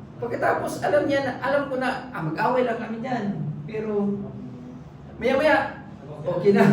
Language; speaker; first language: Filipino; non-native, local second language; Cebuano